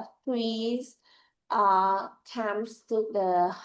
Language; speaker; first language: English; non-native, learner; Vietnamese